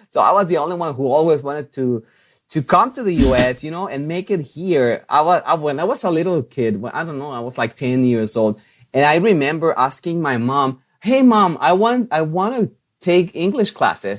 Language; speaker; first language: English; non-native, fluent; Spanish